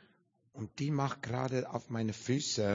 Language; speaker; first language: German; non-native, learner; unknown